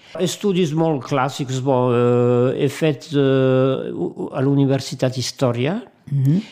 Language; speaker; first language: Catalan; non-native, local second language; French